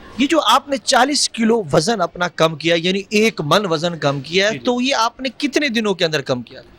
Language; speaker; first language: Urdu; native; Urdu